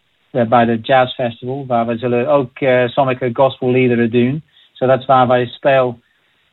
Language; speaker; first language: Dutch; non-native, fluent; English